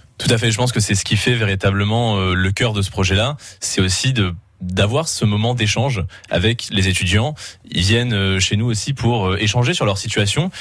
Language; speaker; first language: French; native; French